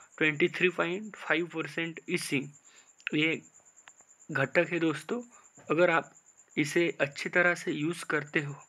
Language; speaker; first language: Hindi; non-native, local second language; Marathi